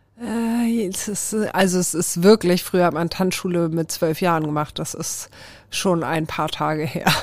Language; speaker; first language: German; native; German